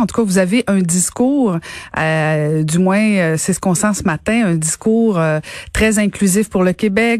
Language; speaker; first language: French; native; French